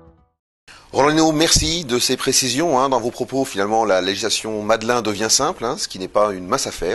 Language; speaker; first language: French; native; French